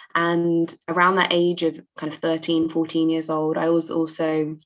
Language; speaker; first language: English; native; English